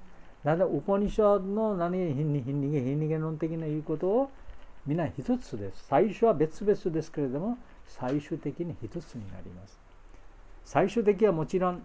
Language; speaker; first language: Japanese; non-native, fluent; Bangla